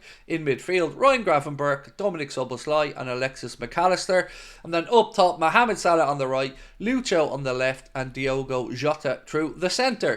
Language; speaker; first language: English; native; English